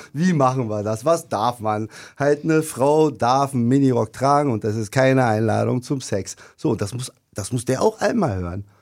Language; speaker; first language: German; non-native, fluent; Turkish